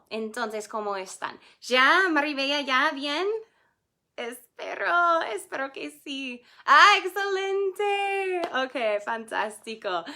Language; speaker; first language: Spanish; non-native, fluent; English